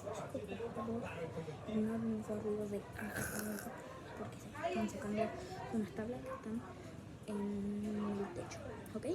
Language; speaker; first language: Spanish; native; Spanish